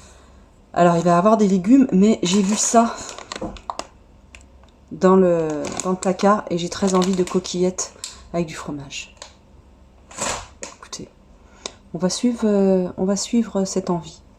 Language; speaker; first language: French; native; French